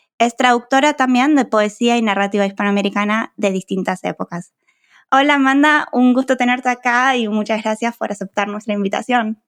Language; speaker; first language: Spanish; native; Spanish